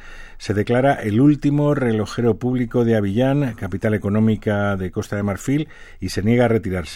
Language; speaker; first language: Spanish; native; Spanish